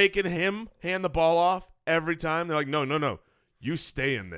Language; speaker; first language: English; native; English